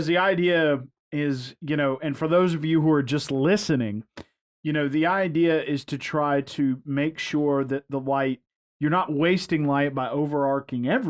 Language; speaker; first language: English; native; English